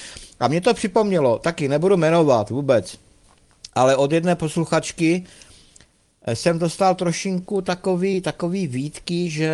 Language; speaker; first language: Czech; native; Czech